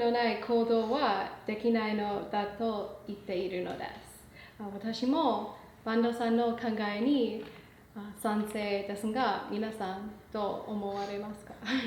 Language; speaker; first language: Japanese; non-native, learner; English